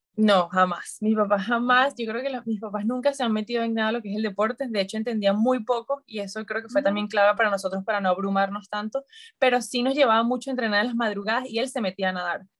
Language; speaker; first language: Spanish; native; Spanish